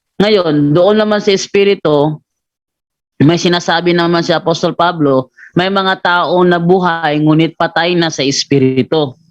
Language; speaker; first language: Filipino; non-native, local second language; Cebuano